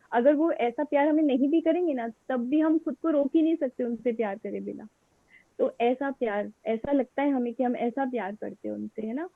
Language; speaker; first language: Hindi; native; Hindi